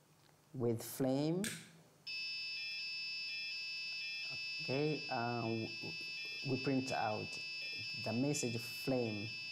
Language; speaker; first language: English; non-native, fluent; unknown